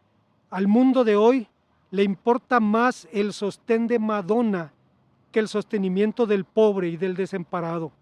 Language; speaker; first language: Spanish; native; Spanish